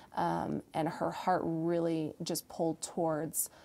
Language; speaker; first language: English; native; English